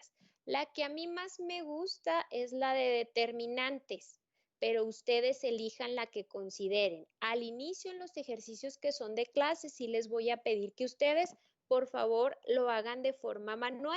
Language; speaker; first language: Spanish; native; Spanish